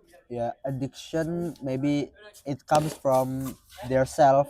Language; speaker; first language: English; non-native, fluent; Indonesian